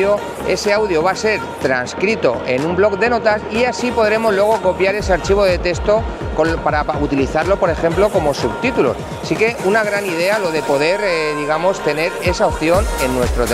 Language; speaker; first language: Spanish; native; Spanish